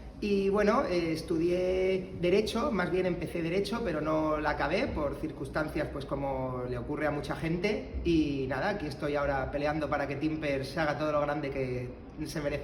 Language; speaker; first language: Spanish; native; Spanish